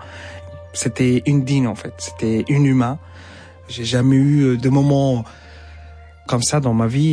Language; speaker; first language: French; non-native, fluent; Arabic